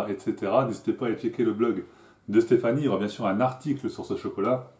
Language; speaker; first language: French; native; French